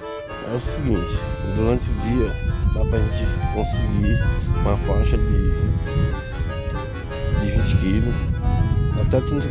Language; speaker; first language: Portuguese; native; Portuguese